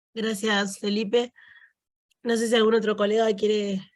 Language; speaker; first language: Spanish; native; Spanish